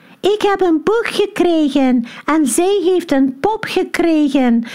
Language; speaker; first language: Dutch; non-native, fluent; English